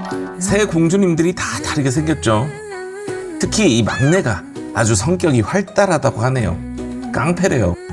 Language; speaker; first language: Korean; native; Korean